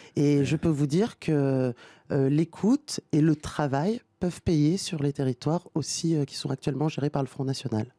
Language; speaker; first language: French; native; French